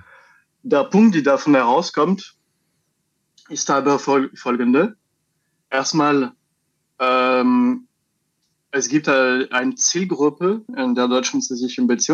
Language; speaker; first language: German; non-native, fluent; French